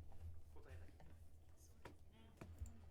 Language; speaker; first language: Japanese; native; Japanese